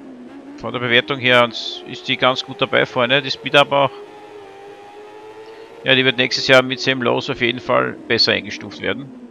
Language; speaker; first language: German; native; German